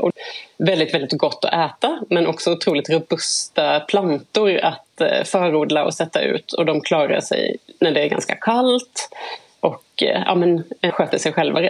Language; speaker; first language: Swedish; native; Swedish